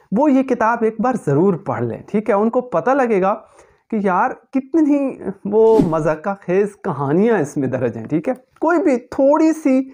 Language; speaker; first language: Urdu; native; Urdu